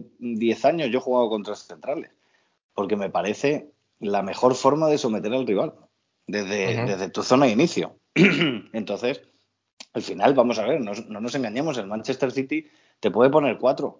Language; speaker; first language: Spanish; native; Spanish